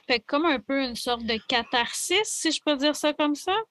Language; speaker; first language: French; native; French